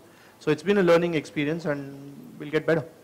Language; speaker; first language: English; non-native, local second language; Hindi